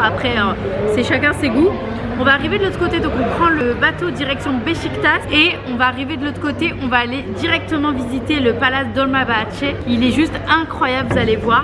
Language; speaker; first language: French; native; French